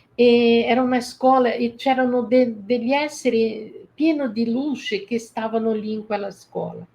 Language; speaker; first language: Italian; non-native, fluent; Portuguese